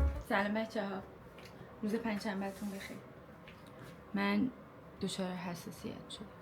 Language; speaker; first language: Persian; native; Persian